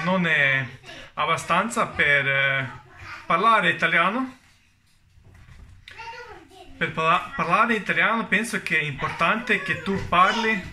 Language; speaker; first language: Italian; non-native, learner; Russian